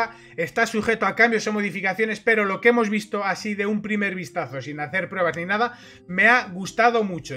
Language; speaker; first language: Spanish; native; Spanish